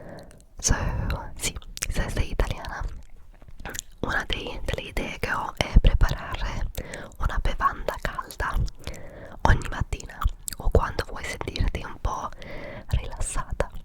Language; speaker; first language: Italian; early bilingual, heritage; English